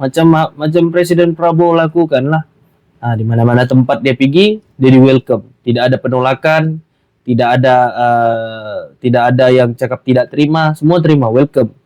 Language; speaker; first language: Malay; native; Malay